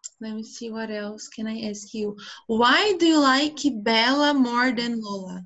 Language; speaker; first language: English; non-native, fluent; Portuguese